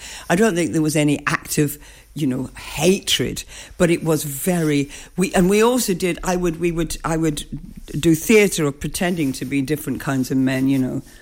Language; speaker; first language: English; native; English